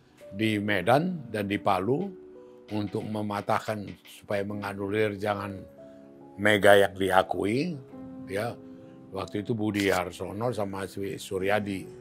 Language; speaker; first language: Indonesian; native; Indonesian